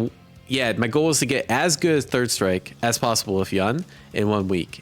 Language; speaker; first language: English; native; English